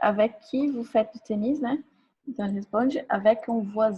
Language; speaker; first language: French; non-native, fluent; Portuguese